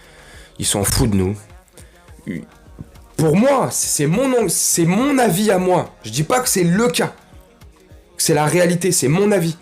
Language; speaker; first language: French; native; French